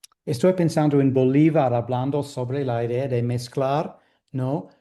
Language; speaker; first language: Spanish; non-native, fluent; English